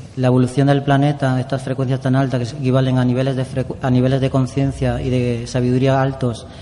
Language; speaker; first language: Spanish; native; Spanish